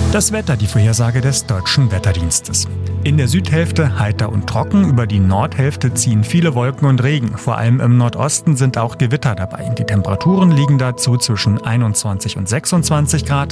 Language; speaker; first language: German; native; German